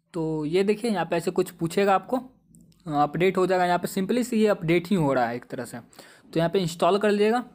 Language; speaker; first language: Hindi; native; Hindi